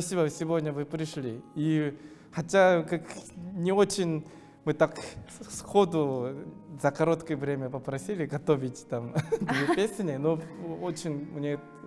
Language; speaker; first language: Russian; non-native, fluent; Korean